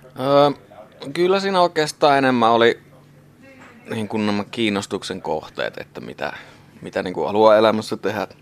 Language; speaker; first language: Finnish; native; Finnish